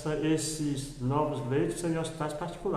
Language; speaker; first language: Portuguese; native; Portuguese